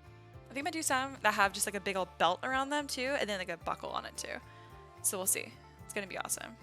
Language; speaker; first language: English; native; English